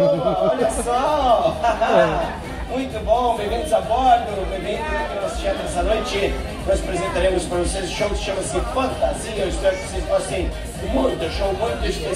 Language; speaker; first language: Portuguese; non-native, fluent; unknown